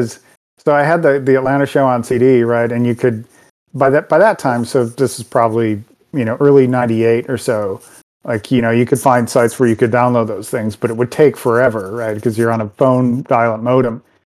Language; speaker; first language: English; native; English